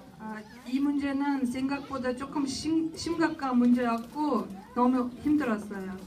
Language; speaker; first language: Korean; non-native, learner; Russian